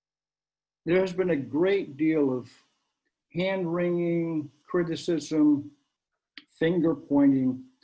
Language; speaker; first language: English; native; English